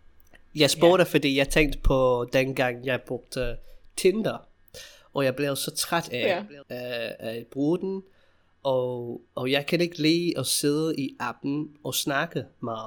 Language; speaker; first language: Danish; non-native, fluent; English